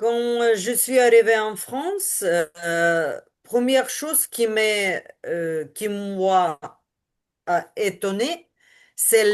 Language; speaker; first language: French; non-native, learner; Ukrainian